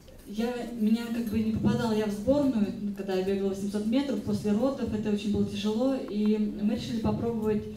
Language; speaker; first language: Russian; native; Russian